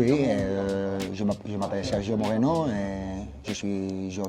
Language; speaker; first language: French; non-native, learner; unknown